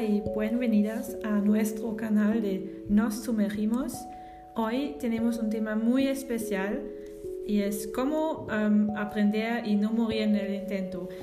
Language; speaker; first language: Spanish; non-native, learner; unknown